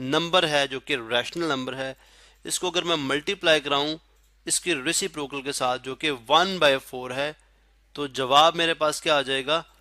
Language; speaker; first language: Urdu; non-native, local second language; Pashto